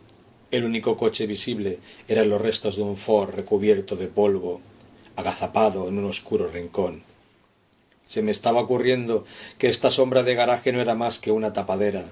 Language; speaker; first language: Spanish; native; Spanish